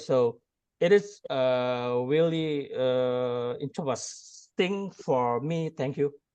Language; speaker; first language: English; non-native, learner; Indonesian